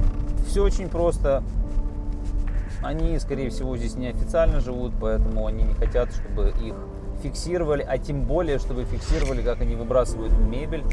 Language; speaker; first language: Russian; native; Russian